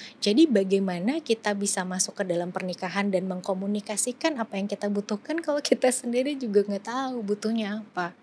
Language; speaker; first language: Indonesian; native; Indonesian